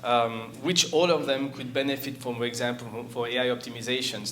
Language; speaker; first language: English; non-native, fluent; French